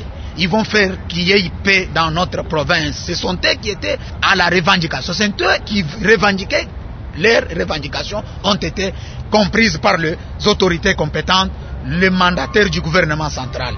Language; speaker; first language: French; non-native, local second language; Luba-Lulua